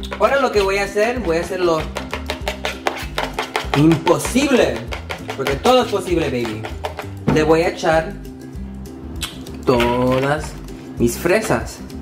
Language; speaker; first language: Spanish; early bilingual, heritage; Spanish